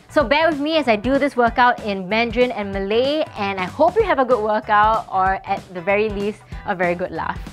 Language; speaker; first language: English; native; English